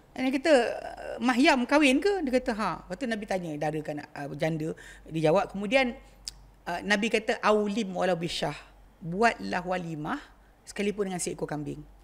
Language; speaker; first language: Malay; native; Malay